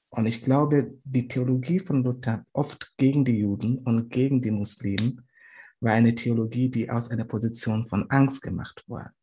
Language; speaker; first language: German; non-native, fluent; Swahili